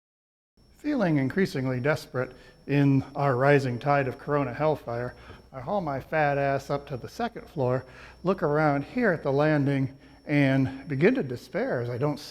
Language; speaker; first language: English; native; English